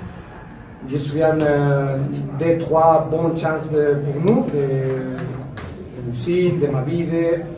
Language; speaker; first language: French; non-native, learner; Spanish